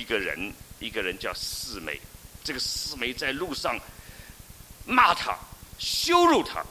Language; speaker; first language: Chinese; native; Chinese